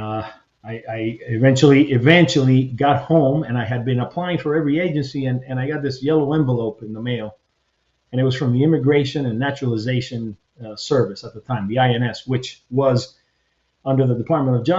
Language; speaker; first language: English; early bilingual, other home language; Spanish